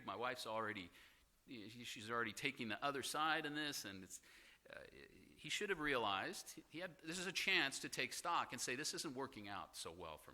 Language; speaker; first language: English; native; English